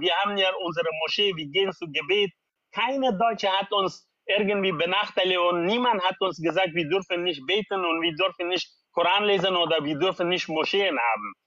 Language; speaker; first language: German; non-native, learner; Persian